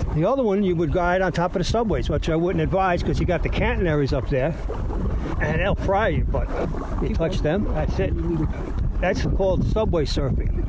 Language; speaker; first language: English; native; English